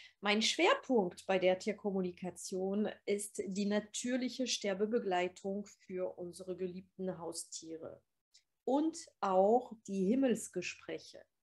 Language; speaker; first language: German; non-native, fluent; French